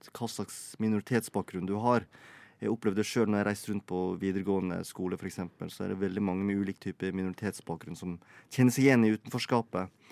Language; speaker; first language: Norwegian; native; Norwegian